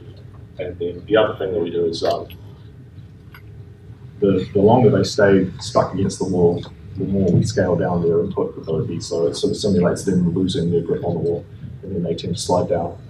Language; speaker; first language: English; native; English